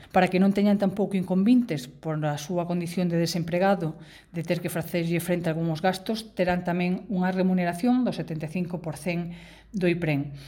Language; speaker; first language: Galician; native; Galician